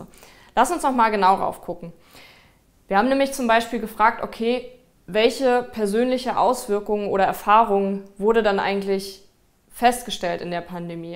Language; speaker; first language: German; native; German